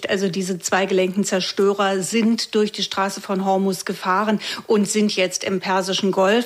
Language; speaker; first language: German; native; German